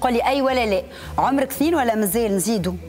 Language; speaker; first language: Arabic; native; Arabic